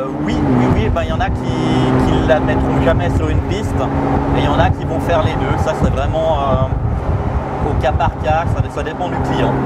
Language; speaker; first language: French; native; French